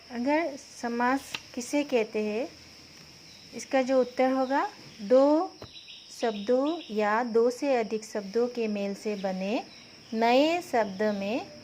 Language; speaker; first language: Hindi; non-native, local second language; Assamese